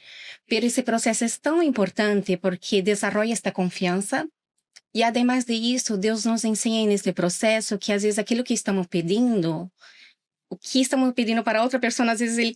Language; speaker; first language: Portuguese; non-native, learner; Spanish